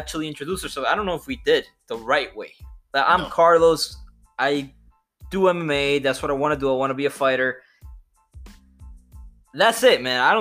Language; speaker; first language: English; non-native, fluent; Spanish